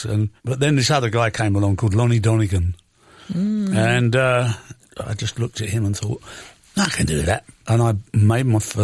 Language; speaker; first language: English; native; English